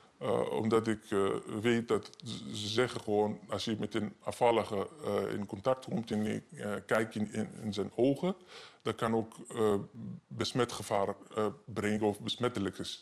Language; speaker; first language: Dutch; non-native, learner; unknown